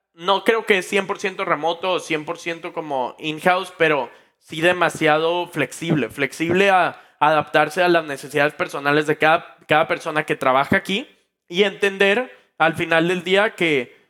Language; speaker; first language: Spanish; native; Spanish